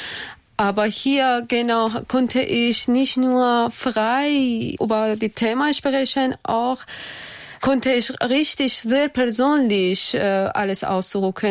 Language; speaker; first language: German; non-native, learner; Persian